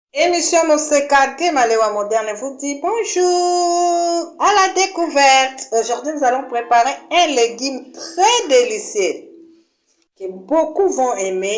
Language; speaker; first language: French; non-native, local second language; Lingala